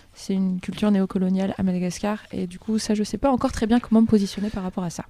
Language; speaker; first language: French; native; French